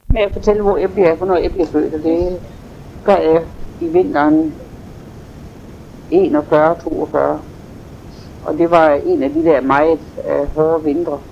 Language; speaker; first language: Danish; native; Danish